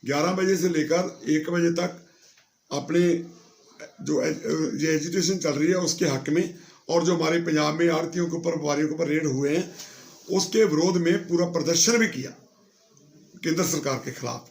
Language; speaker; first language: Hindi; non-native, local second language; Punjabi